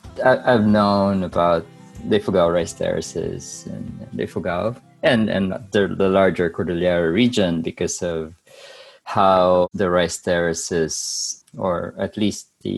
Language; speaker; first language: English; non-native, local second language; Bikol